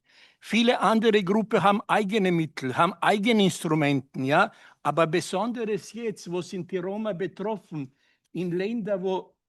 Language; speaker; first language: German; non-native, learner; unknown